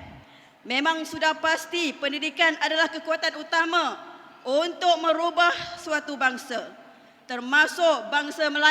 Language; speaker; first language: Malay; native; Malay